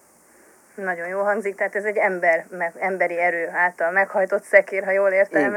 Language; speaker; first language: Hungarian; native; Hungarian